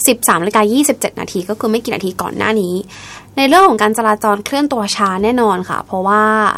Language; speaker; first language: Thai; native; Thai